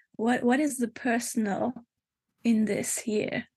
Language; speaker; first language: English; non-native, fluent; German